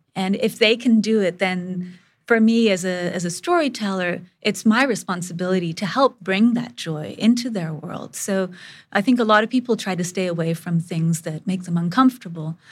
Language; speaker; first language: English; early bilingual, other home language; Bangla